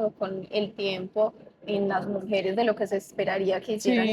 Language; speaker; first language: Spanish; native; Spanish